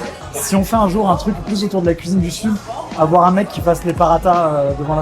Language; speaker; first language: French; native; French